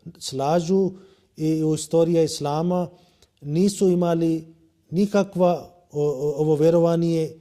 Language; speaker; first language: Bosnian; non-native, learner; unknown